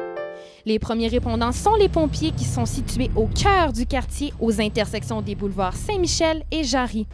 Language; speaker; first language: French; native; French